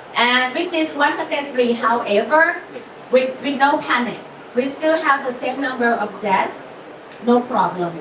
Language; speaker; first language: English; non-native, fluent; Thai